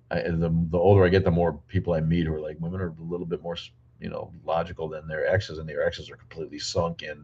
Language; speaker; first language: English; native; English